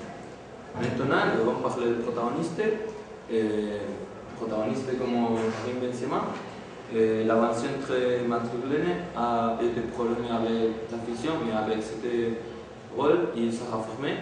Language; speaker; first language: French; non-native, learner; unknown